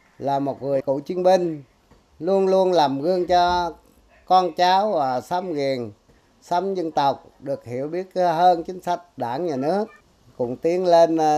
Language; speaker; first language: Vietnamese; non-native, local second language; Eastern Cham